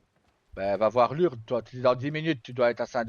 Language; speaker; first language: French; native; French